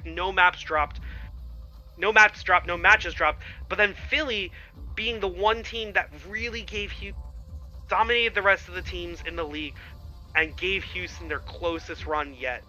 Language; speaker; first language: English; native; English